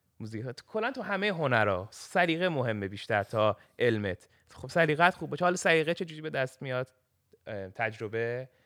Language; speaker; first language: Persian; early bilingual, heritage; Persian